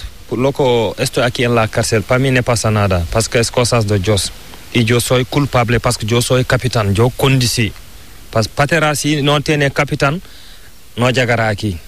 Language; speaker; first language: Spanish; non-native, learner; Fula